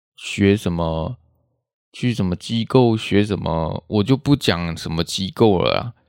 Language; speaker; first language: Chinese; native; Chinese